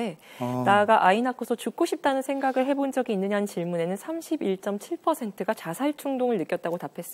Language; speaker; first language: Korean; native; Korean